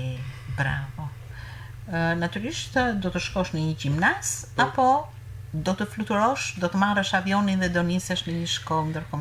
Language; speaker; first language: Albanian; native; Albanian